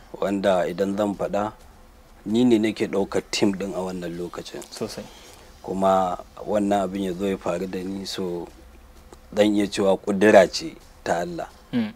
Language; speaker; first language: Hausa; native; Hausa